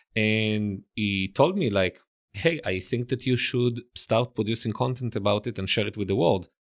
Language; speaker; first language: English; non-native, fluent; Hebrew